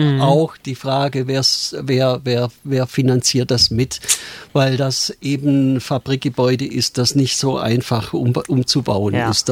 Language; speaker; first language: German; native; German